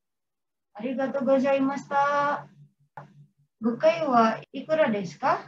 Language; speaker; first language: Japanese; non-native, learner; Indonesian